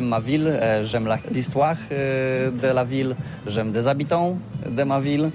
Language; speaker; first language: French; non-native, learner; Polish